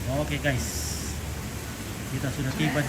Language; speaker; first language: Indonesian; native; Indonesian